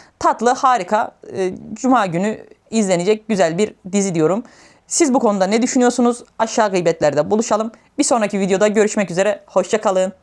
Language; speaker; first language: Turkish; native; Turkish